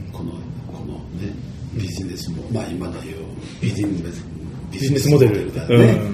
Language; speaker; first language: Japanese; native; Japanese